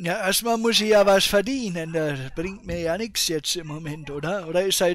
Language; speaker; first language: German; native; German